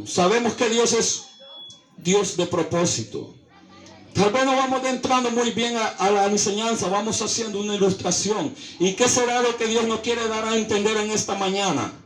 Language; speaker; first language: Spanish; native; Spanish